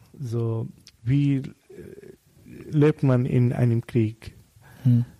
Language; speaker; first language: German; non-native, learner; Bangla